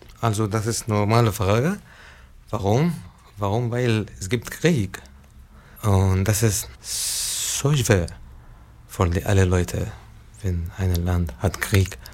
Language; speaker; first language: German; non-native, learner; Arabic